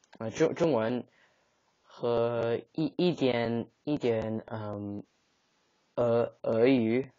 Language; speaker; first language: Chinese; non-native, learner; English